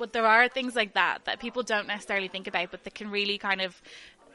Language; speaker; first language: English; native; English